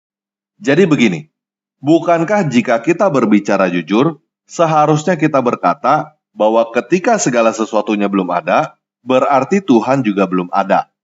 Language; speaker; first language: Indonesian; native; Indonesian